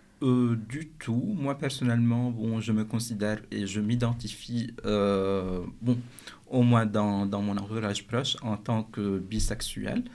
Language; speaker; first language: French; non-native, fluent; Arabic